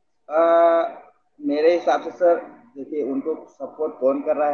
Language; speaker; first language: Hindi; native; Hindi